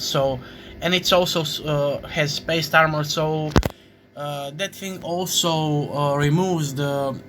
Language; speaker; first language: English; non-native, fluent; Croatian